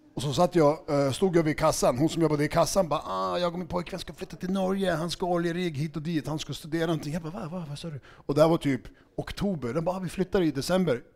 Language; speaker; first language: Swedish; early bilingual, other home language; Serbian